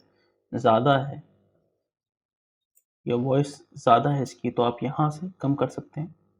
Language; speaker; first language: Hindi; native; Hindi